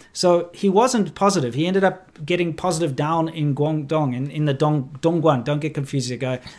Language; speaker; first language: English; native; English